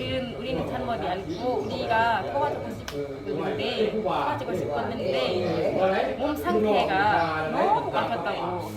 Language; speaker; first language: Korean; non-native, learner; Lao